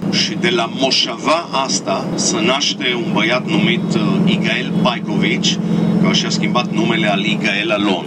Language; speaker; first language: Romanian; early bilingual, heritage; Romanian